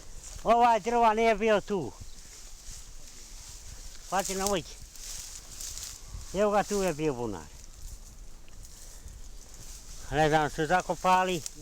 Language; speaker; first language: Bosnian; non-native, local second language; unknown